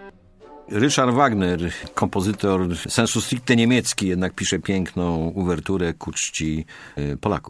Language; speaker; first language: Polish; native; Polish